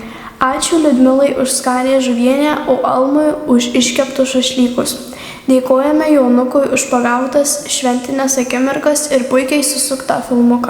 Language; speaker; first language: Lithuanian; native; Lithuanian